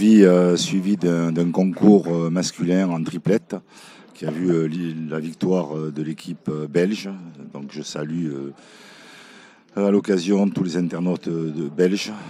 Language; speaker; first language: French; native; French